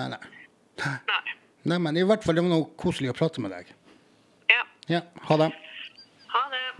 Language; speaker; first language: Norwegian; native; Norwegian